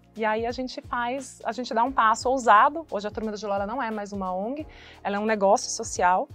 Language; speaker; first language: Portuguese; native; Portuguese